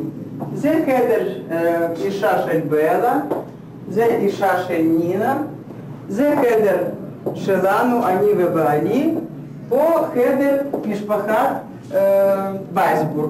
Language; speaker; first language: Hebrew; non-native, learner; Russian